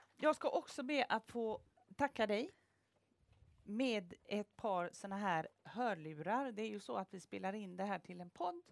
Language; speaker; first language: Swedish; native; Swedish